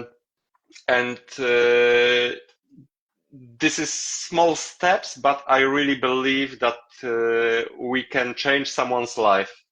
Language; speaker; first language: English; non-native, learner; Polish